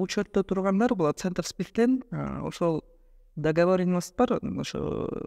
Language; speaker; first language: Russian; non-native, local second language; Kyrgyz